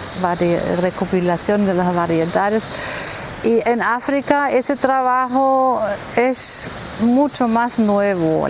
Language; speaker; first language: Spanish; non-native, fluent; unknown